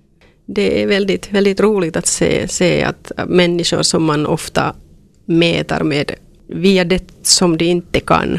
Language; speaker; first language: Swedish; non-native, local second language; Finnish